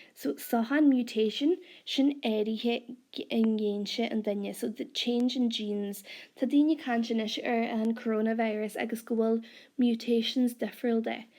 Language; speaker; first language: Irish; non-native, local second language; English